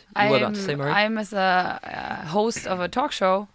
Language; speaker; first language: English; non-native, fluent; German